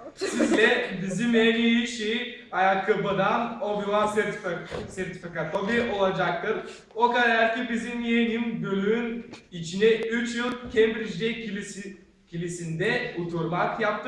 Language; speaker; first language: Turkish; non-native, learner; Bulgarian